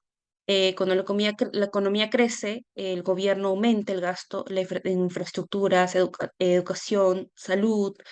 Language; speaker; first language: Spanish; native; Spanish